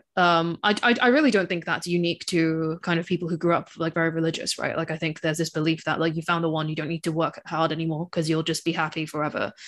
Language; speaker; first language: English; non-native, local second language; Cantonese